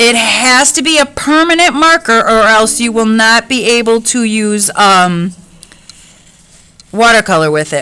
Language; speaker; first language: English; native; English